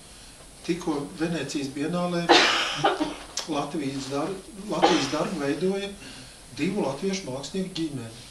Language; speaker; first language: Latvian; native; Latvian